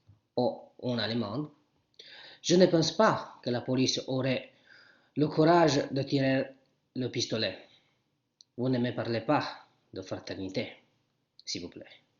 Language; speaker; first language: French; non-native, learner; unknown